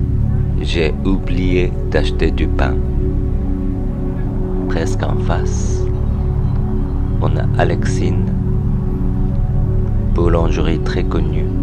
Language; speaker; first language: French; non-native, fluent; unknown